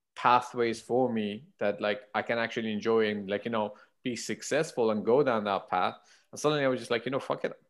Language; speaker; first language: English; non-native, fluent; Persian